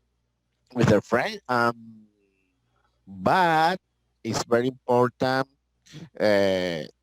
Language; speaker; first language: English; non-native, learner; Spanish